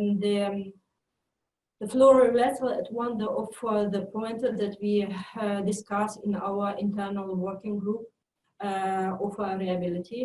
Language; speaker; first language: English; non-native, fluent; French